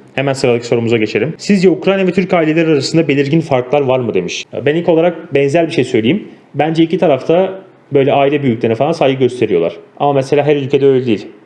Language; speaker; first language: Turkish; native; Turkish